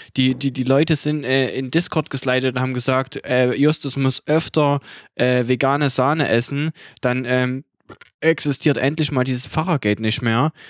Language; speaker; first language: German; native; German